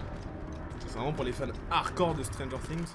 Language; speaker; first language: French; native; French